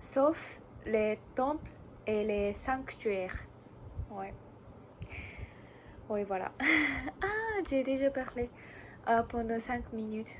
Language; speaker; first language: French; non-native, learner; Japanese